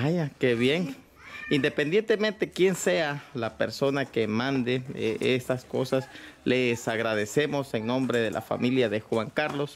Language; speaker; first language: Spanish; native; Spanish